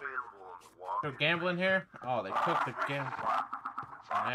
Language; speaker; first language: English; native; English